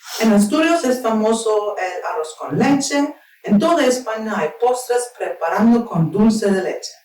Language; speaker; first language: Spanish; non-native, fluent; Turkish